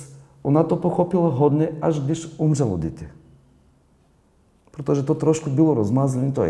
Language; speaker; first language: Czech; non-native, fluent; Bulgarian